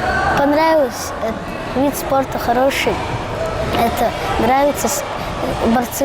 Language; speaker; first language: Russian; non-native, local second language; Ingush